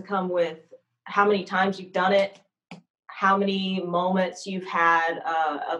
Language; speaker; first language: English; native; English